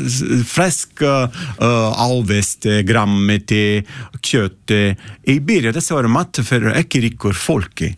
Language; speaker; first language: Icelandic; non-native, learner; Italian